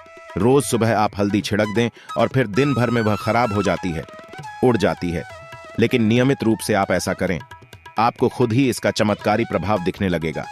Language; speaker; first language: Hindi; native; Hindi